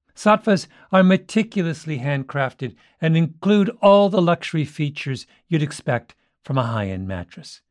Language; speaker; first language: English; native; English